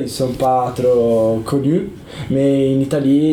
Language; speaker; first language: French; non-native, learner; Italian